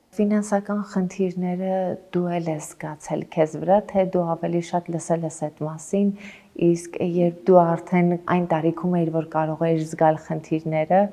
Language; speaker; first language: Armenian; native; Armenian